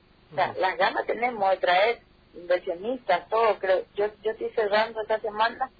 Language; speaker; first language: Spanish; native; Spanish